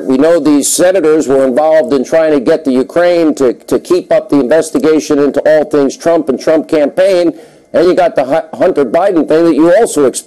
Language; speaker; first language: English; native; English